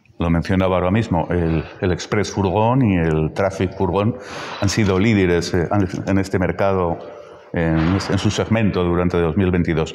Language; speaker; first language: Spanish; native; Spanish